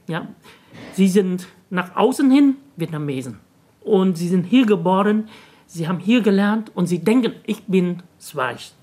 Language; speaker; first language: German; non-native, fluent; Vietnamese